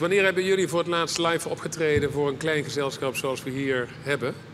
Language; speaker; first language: Dutch; native; Dutch